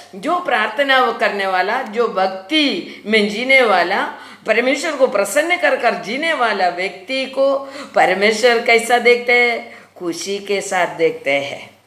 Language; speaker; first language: Hindi; non-native, local second language; Malayalam